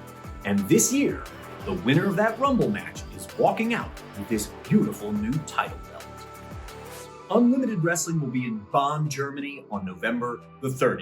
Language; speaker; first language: English; native; English